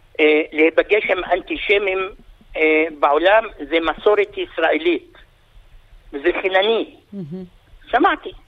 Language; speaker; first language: Hebrew; non-native, local second language; Arabic